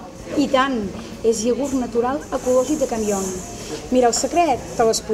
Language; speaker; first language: Catalan; native; Catalan